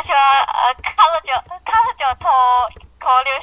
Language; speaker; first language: Japanese; non-native, learner; Chinese